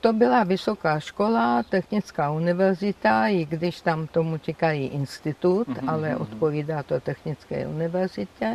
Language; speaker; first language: Czech; non-native, fluent; Georgian